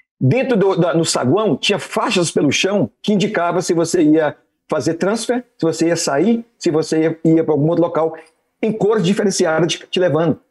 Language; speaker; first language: Portuguese; native; Portuguese